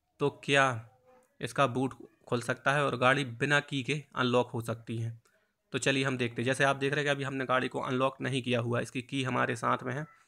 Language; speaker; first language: Hindi; native; Hindi